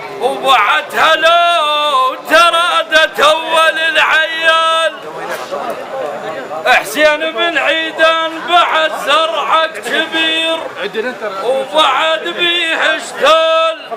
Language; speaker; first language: Arabic; native; Arabic